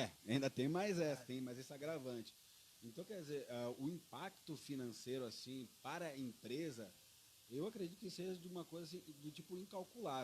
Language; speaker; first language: Portuguese; native; Portuguese